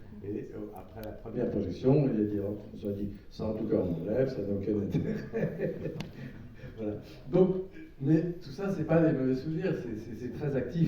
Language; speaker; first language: French; native; French